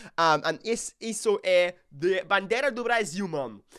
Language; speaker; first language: Portuguese; non-native, learner; English